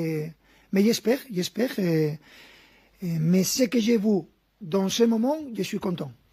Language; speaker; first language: French; non-native, fluent; Spanish